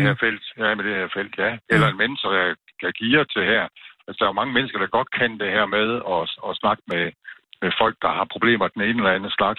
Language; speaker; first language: Danish; native; Danish